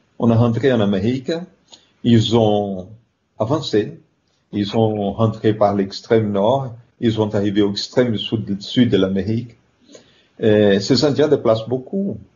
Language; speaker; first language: French; non-native, fluent; Portuguese